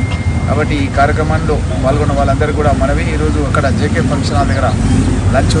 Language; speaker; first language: Telugu; native; Telugu